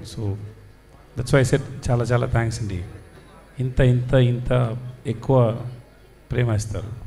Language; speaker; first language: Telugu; non-native, learner; Tamil